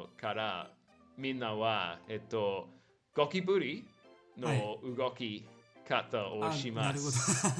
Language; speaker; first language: Japanese; non-native, learner; English